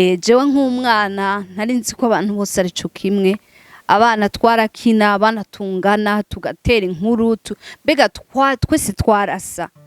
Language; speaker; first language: Rundi; non-native, local second language; Swahili